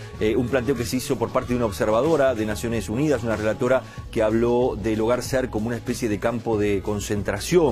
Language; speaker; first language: Spanish; native; Spanish